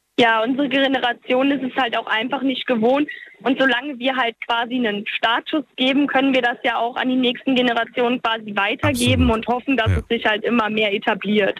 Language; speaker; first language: German; native; German